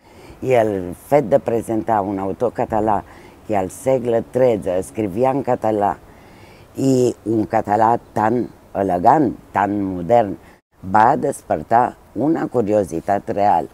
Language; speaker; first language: Catalan; non-native, fluent; Romanian